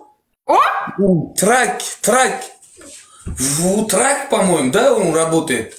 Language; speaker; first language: Russian; non-native, learner; Uzbek